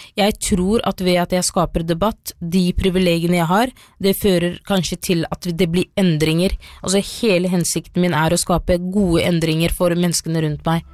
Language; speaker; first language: Norwegian; early bilingual, other home language; Somali